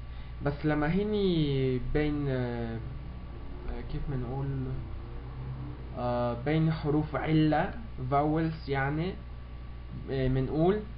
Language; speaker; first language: Arabic; early bilingual, heritage; Arabic